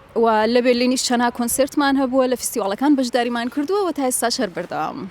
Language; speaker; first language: Central Kurdish; non-native, local second language; Gurani